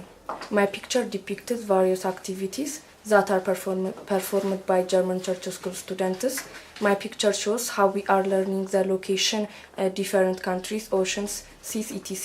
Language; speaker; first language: English; non-native, learner; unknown